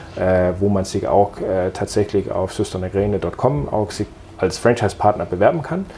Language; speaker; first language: German; non-native, fluent; Danish